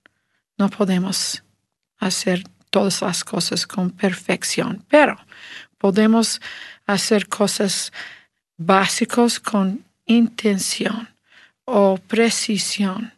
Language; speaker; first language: Spanish; non-native, learner; English